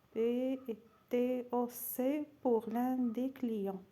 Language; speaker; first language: French; non-native, local second language; Arabic